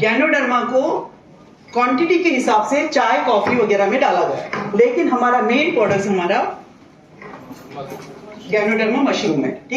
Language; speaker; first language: Hindi; native; Hindi